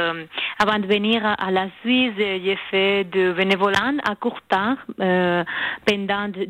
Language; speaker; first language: French; non-native, learner; Spanish